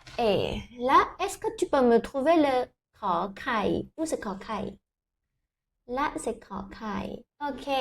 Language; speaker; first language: French; non-native, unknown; Thai